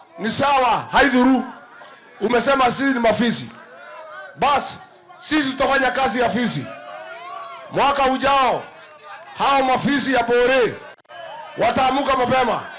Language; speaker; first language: Swahili; non-native, local second language; Kikuyu